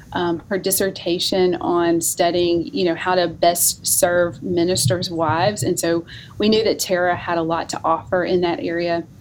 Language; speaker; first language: English; native; English